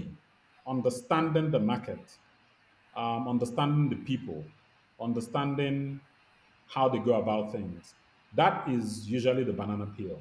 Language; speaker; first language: English; non-native, local second language; Igbo